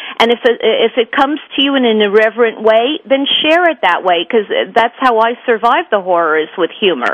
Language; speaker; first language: English; native; English